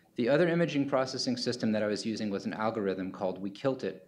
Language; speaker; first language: English; native; English